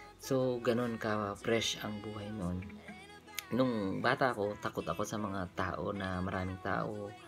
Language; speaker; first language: Filipino; non-native, local second language; Iloko